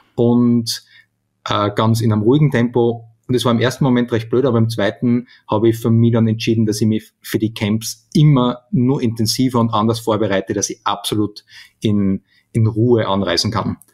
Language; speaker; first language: German; native; German